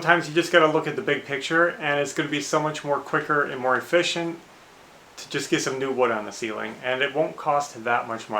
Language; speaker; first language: English; native; English